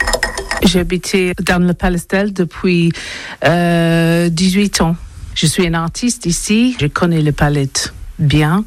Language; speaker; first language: French; non-native, learner; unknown